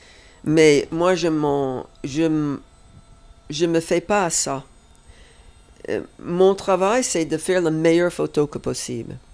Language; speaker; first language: French; non-native, fluent; English